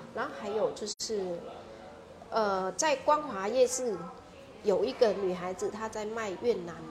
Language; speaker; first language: Chinese; non-native, fluent; Vietnamese